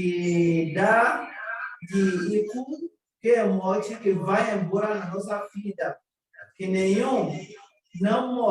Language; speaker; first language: Portuguese; non-native, learner; Yoruba